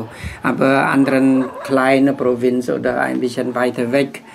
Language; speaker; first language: German; non-native, fluent; Khmer